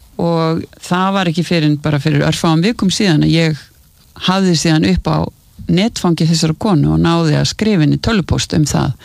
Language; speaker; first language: Icelandic; native; Icelandic